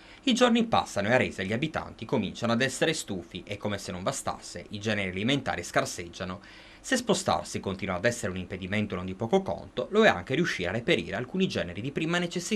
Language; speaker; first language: Italian; native; Italian